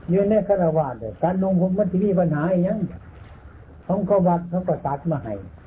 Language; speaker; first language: Thai; native; Thai